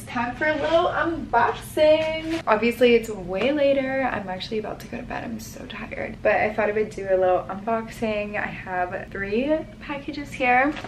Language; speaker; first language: English; native; English